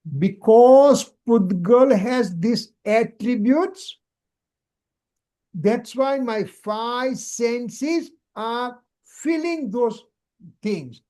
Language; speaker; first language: English; non-native, local second language; Gujarati